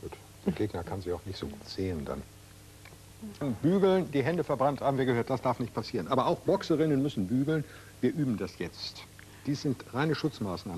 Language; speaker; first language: German; native; German